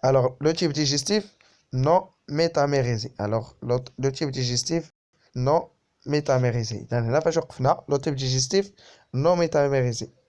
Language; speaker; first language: French; non-native, local second language; Arabic